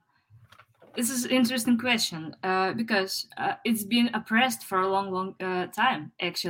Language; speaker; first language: English; non-native, fluent; Ukrainian